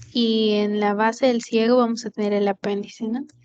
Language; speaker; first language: Spanish; native; Spanish